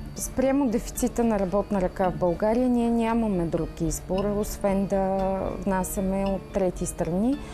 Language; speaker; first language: Bulgarian; native; Bulgarian